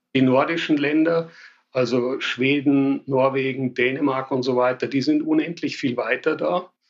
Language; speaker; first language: German; native; German